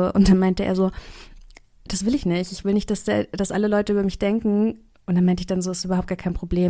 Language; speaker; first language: German; native; German